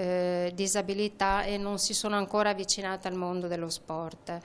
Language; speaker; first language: Italian; native; Italian